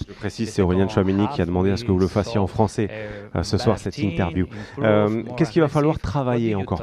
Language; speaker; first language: French; native; French